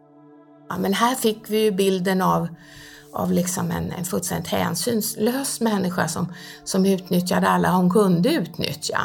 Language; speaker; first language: Swedish; native; Swedish